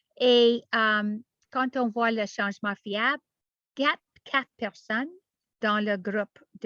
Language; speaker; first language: French; non-native, learner; English